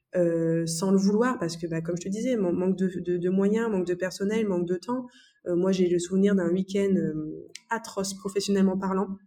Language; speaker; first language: French; native; French